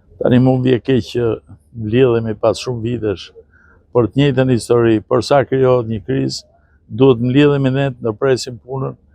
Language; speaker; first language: Albanian; native; Albanian